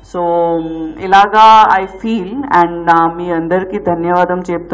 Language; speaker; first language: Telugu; non-native, learner; Gujarati